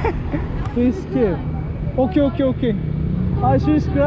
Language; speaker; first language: English; non-native, learner; Turkish